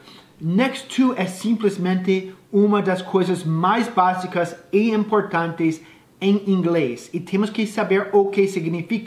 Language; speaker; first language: Portuguese; non-native, fluent; English